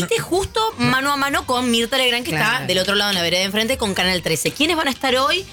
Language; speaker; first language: Spanish; native; Spanish